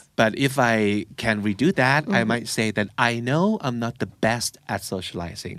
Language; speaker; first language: English; non-native, fluent; Thai